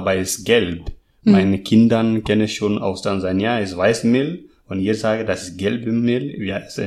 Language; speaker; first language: German; non-native, fluent; Masai